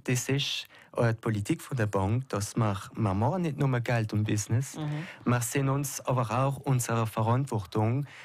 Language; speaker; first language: German; non-native, local second language; French